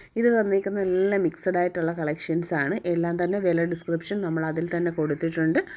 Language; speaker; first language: Malayalam; native; Malayalam